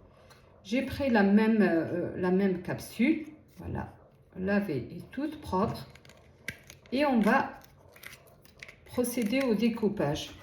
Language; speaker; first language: French; native; French